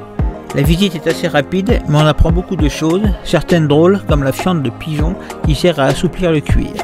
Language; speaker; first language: French; native; French